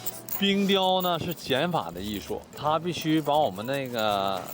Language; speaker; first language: Chinese; native; Chinese